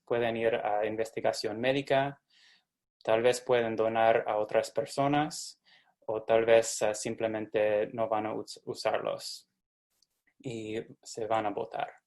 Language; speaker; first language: Spanish; non-native, fluent; English